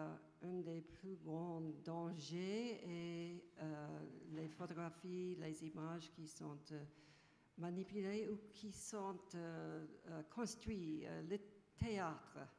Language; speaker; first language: French; non-native, fluent; English